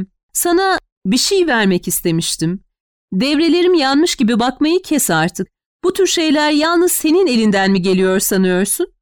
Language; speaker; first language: Turkish; native; Turkish